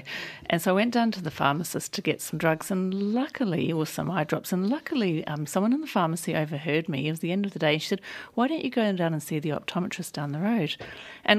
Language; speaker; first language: English; native; English